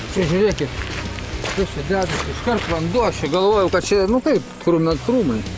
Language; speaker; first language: Lithuanian; native; Lithuanian